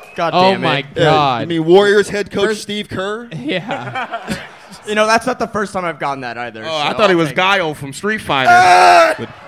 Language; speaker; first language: English; native; English